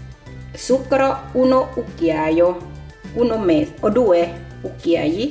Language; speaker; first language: Italian; non-native, learner; Thai